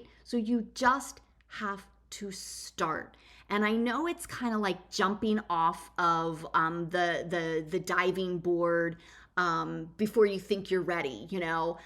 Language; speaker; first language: English; native; English